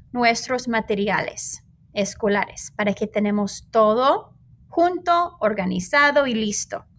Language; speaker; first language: Spanish; non-native, fluent; English